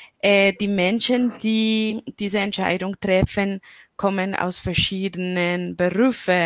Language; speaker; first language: German; non-native, fluent; Spanish